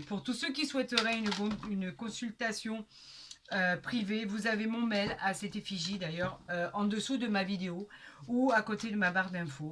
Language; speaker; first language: French; native; French